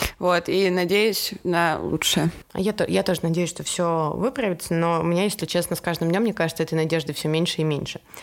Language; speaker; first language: Russian; native; Russian